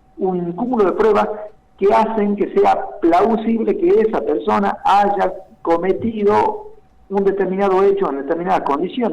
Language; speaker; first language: Spanish; native; Spanish